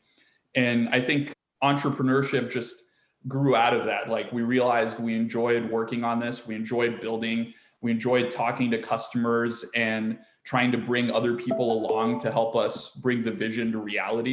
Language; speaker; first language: English; native; English